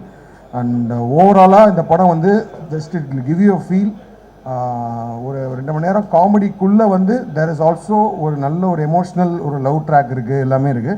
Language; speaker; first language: Tamil; native; Tamil